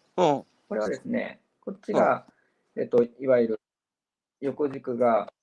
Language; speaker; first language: Japanese; native; Japanese